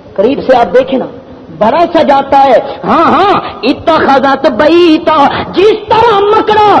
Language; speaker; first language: Urdu; non-native, local second language; Punjabi